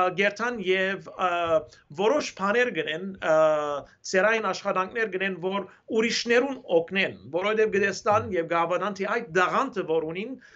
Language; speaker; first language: Armenian; early bilingual, heritage; Armenian